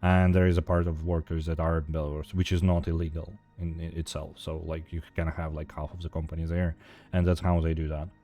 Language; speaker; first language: English; non-native, fluent; Belarusian